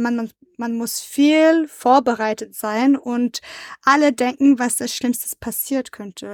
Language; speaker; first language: German; non-native, learner; French